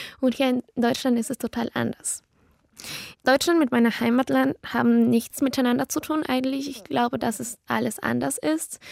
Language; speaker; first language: German; non-native, learner; Spanish